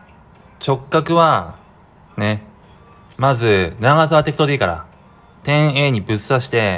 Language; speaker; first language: Japanese; native; Japanese